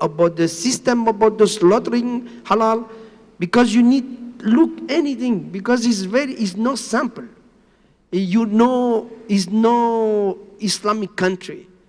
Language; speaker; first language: English; non-native, learner; Spanish